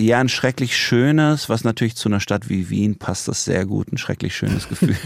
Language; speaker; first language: German; native; German